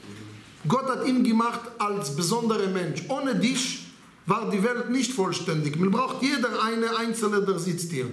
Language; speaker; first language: German; non-native, learner; Hebrew